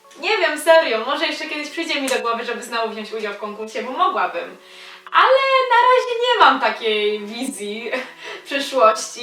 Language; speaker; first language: Polish; native; Polish